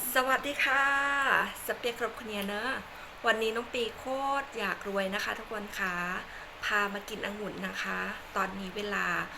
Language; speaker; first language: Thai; non-native, local second language; Khmer